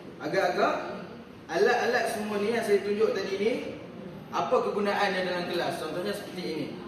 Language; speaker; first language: Malay; native; Malay